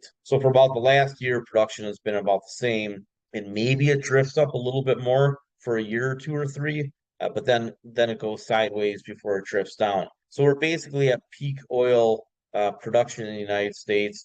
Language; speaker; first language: English; native; English